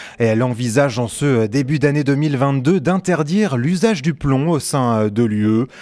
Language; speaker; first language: French; native; French